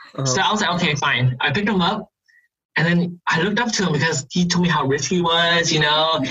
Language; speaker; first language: English; native; English